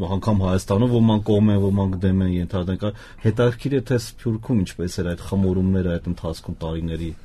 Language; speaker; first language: Armenian; native; Armenian